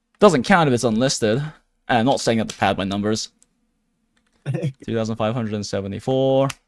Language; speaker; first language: English; native; English